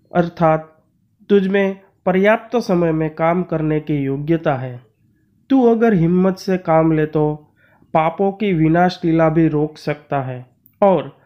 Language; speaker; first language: Hindi; non-native, local second language; Gujarati